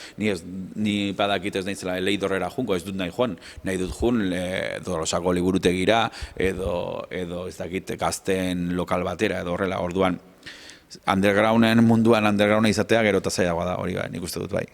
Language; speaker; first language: Basque; native; Basque